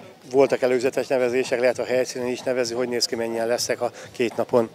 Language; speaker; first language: Hungarian; native; Hungarian